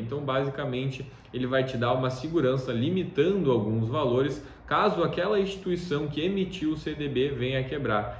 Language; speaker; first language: Portuguese; native; Portuguese